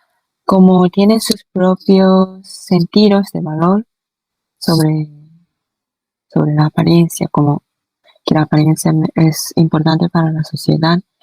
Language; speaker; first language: Spanish; non-native, fluent; Korean